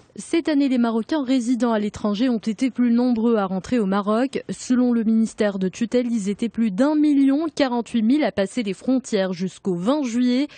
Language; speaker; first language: French; non-native, local second language; Arabic